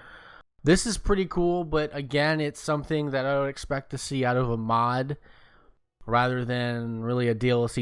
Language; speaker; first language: English; native; English